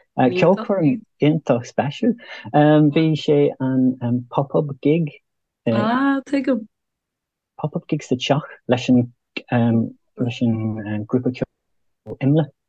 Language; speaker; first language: Irish; non-native, local second language; English